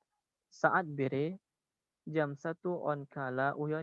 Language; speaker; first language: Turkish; non-native, learner; Indonesian